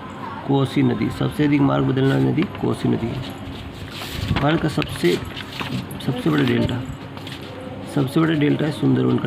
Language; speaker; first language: Hindi; native; Hindi